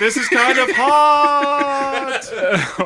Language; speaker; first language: English; native; English